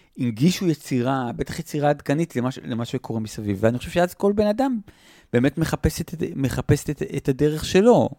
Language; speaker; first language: Hebrew; native; Hebrew